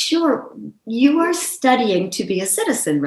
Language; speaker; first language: English; native; English